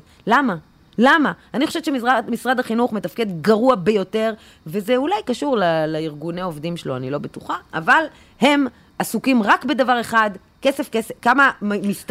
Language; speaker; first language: Hebrew; native; Hebrew